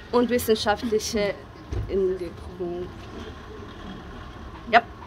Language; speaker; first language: German; non-native, learner; Bosnian